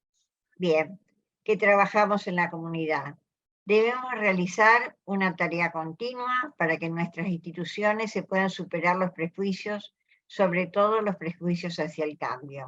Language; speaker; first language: Spanish; native; Spanish